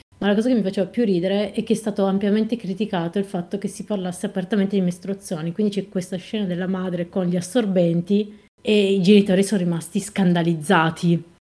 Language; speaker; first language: Italian; native; Italian